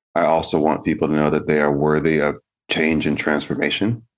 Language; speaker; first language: English; native; English